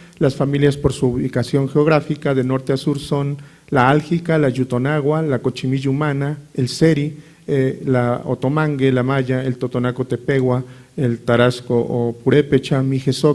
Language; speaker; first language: Spanish; native; Spanish